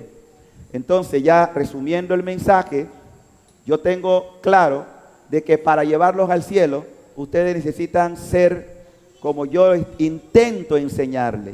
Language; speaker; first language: Spanish; native; Spanish